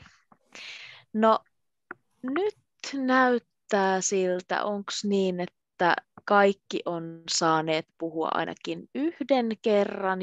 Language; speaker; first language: Finnish; native; Finnish